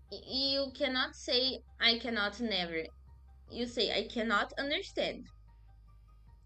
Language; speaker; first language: English; non-native, fluent; Portuguese